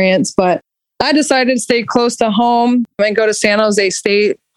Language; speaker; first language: English; native; English